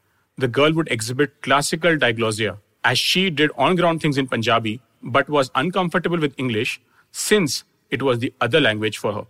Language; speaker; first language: English; non-native, local second language; Hindi